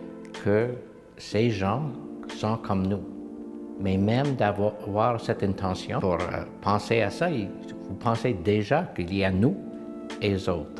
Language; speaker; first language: French; non-native, local second language; English